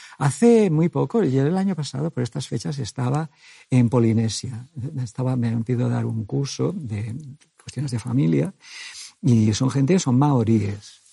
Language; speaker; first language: Spanish; native; Spanish